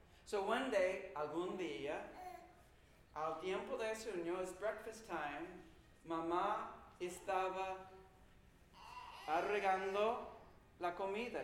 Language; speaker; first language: Spanish; non-native, learner; English